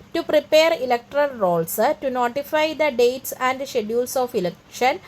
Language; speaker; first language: English; non-native, local second language; Malayalam